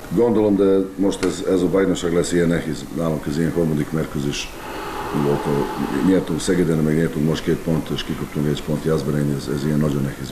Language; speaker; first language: Hungarian; non-native, learner; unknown